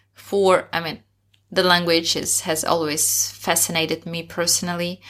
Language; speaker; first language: English; non-native, fluent; Russian